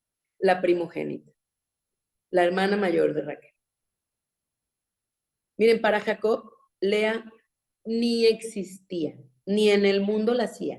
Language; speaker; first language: Spanish; native; Spanish